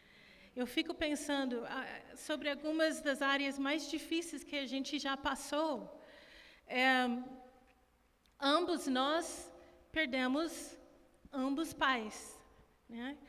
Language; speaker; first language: Portuguese; non-native, fluent; English